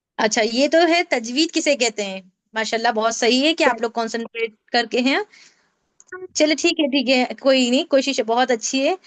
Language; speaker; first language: Urdu; native; Urdu